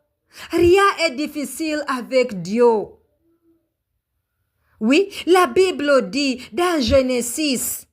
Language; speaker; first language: French; non-native, learner; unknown